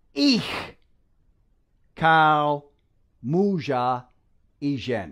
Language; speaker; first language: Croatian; early bilingual, heritage; English